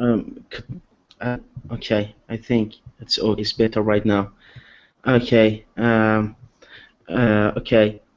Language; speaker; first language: English; non-native, learner; Arabic